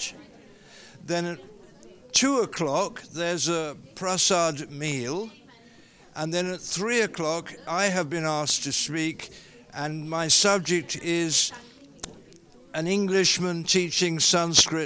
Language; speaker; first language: English; native; English